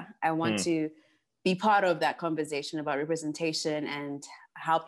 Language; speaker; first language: English; non-native, local second language; Shona